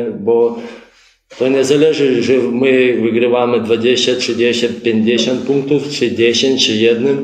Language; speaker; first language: Polish; non-native, fluent; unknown